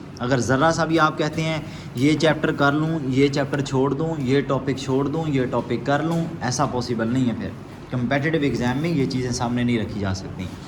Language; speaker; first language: Urdu; non-native, local second language; Punjabi